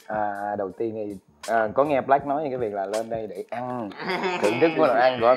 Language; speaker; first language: Vietnamese; native; Vietnamese